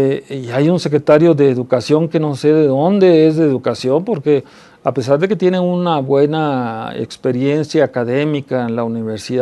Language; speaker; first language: Spanish; native; Spanish